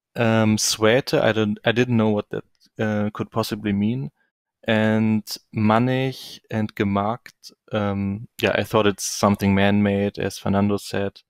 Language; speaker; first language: English; non-native, fluent; German